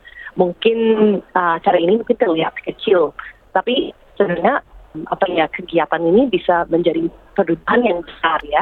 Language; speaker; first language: Indonesian; early bilingual, heritage; English